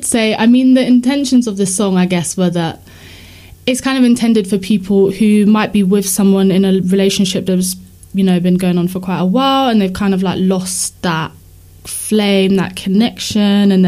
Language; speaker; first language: English; native; English